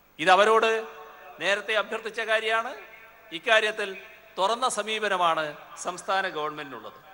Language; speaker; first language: Malayalam; native; Malayalam